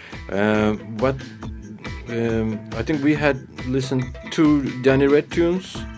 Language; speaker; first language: English; non-native, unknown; Turkish